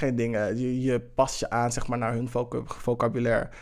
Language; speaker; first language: Dutch; early bilingual, other home language; English